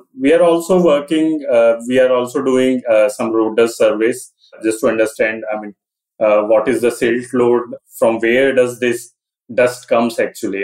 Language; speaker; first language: English; non-native, local second language; Hindi